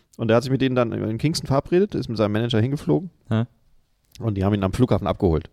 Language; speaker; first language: German; native; German